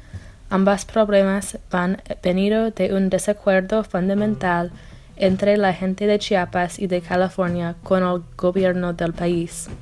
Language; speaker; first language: Spanish; non-native, learner; English